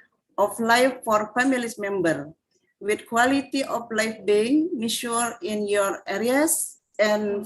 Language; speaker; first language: English; non-native, fluent; Indonesian